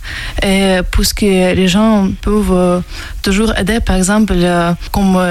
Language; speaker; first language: French; non-native, fluent; Ukrainian